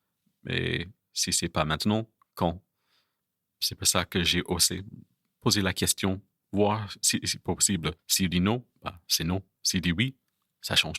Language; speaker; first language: French; non-native, fluent; English